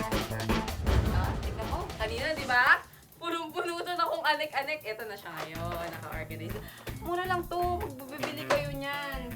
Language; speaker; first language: Filipino; native; Filipino